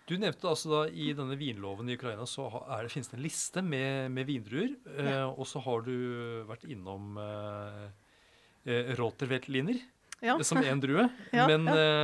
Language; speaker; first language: Norwegian; native; Norwegian